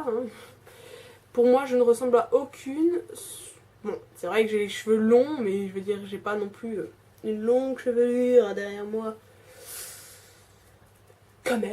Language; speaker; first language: French; native; French